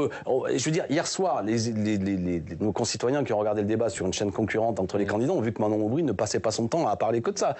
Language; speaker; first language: French; native; French